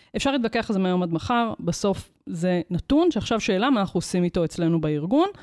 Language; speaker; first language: Hebrew; native; Hebrew